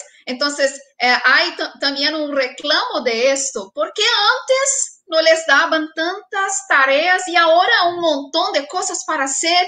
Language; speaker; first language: Spanish; non-native, fluent; Portuguese